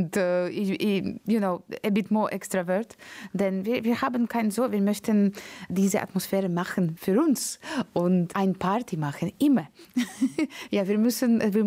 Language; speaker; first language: German; non-native, learner; Latvian